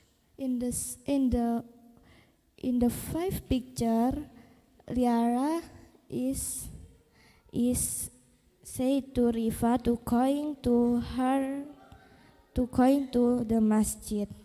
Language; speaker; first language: English; non-native, learner; Indonesian